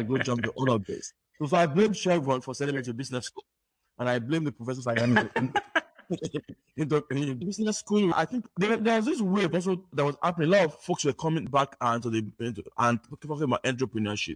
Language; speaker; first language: English; non-native, local second language; Yoruba